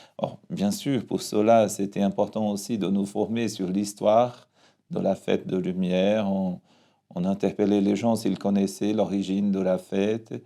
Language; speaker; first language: French; non-native, fluent; Portuguese